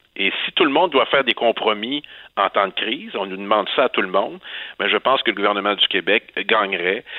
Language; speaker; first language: French; native; French